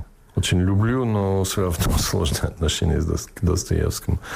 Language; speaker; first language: Russian; non-native, fluent; English